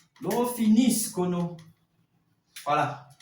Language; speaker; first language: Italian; non-native, fluent; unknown